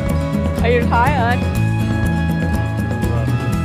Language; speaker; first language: English; non-native, learner; Vietnamese